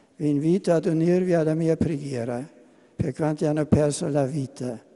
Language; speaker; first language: Italian; non-native, fluent; German